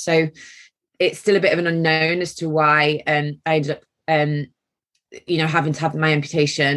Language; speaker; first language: English; native; English